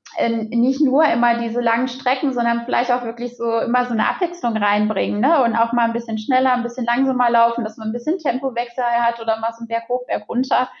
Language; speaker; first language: German; native; German